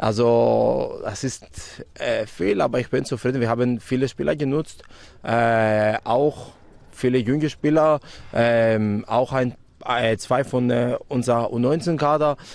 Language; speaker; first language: German; non-native, fluent; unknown